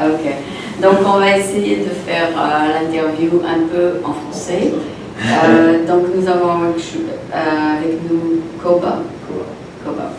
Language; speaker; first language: French; non-native, fluent; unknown